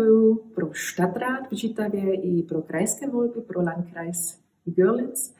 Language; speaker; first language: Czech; early bilingual, heritage; Czech